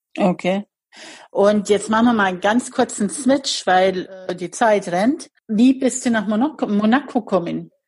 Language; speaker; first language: German; native; German